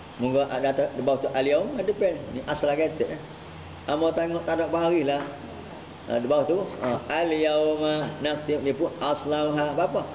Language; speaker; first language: Malay; native; Malay